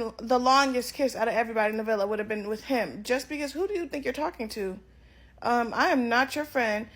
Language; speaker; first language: English; native; English